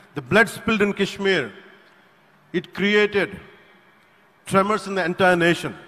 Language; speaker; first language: English; non-native, local second language; Telugu